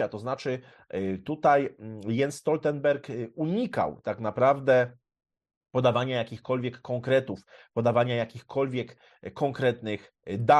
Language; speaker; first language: Polish; native; Polish